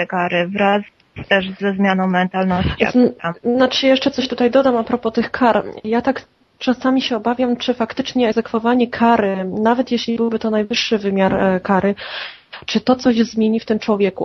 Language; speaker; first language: Polish; native; Polish